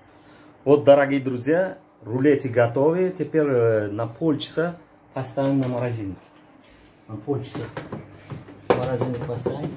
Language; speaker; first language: Russian; non-native, fluent; Uzbek